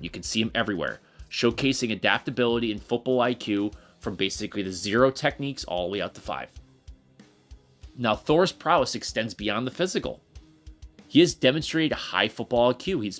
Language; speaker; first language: English; native; English